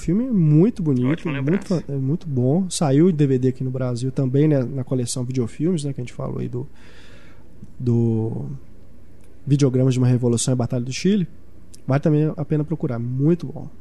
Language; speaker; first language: Portuguese; native; Portuguese